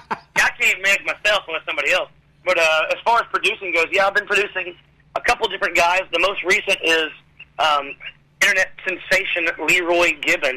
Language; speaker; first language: English; native; English